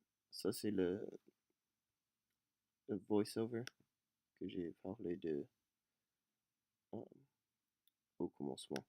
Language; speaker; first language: French; non-native, learner; English